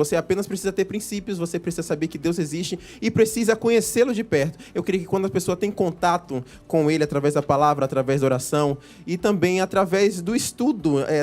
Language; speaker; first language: Portuguese; native; Portuguese